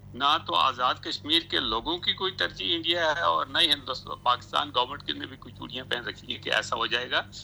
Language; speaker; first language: Urdu; non-native, local second language; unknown